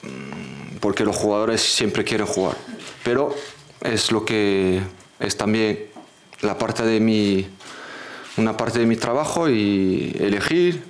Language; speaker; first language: Spanish; non-native, fluent; French